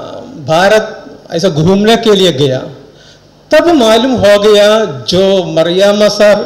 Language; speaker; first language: Hindi; non-native, local second language; Malayalam